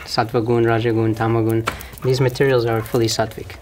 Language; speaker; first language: English; native; English